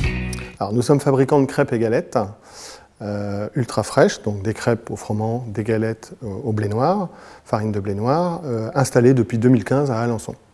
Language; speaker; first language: French; native; French